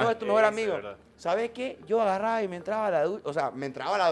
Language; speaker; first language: Spanish; native; Spanish